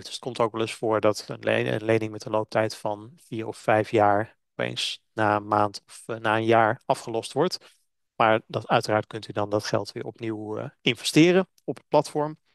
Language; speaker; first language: Dutch; native; Dutch